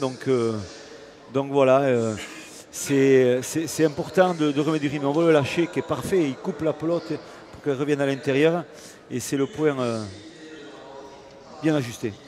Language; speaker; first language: French; native; French